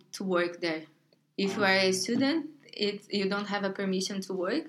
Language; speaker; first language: English; non-native, learner; Portuguese